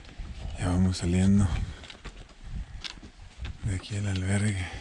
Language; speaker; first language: Spanish; native; Spanish